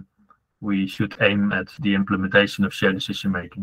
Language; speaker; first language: English; non-native, fluent; Dutch